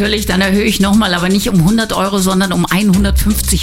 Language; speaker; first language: German; native; German